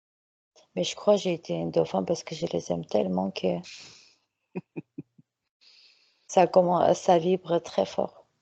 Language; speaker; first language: French; non-native, fluent; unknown